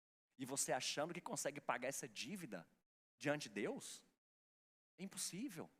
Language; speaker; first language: Portuguese; native; Portuguese